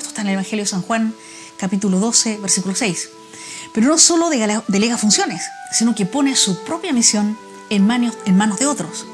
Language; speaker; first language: Spanish; native; Spanish